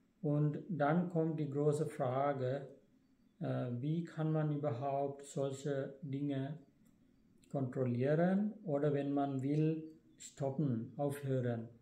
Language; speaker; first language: German; non-native, fluent; Sinhala